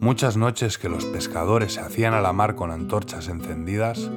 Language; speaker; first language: Spanish; native; Spanish